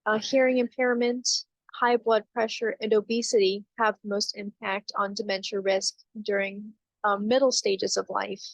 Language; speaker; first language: English; native; English